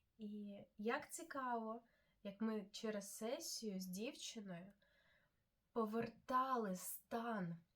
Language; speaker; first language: Ukrainian; non-native, local second language; Russian